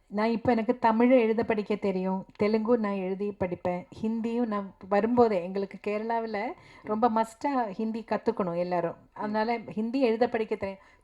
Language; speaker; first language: Tamil; non-native, local second language; Malayalam